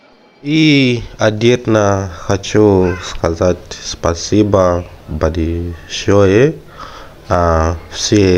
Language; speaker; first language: Russian; non-native, fluent; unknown